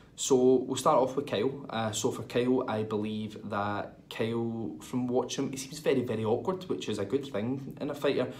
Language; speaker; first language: English; native; English